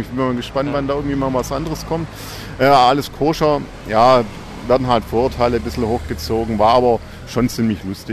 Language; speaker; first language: German; native; German